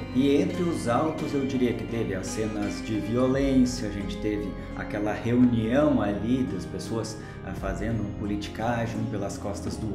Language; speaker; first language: Portuguese; native; Portuguese